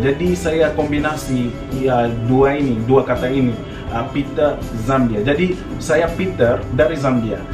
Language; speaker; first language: Indonesian; non-native, fluent; Nyanja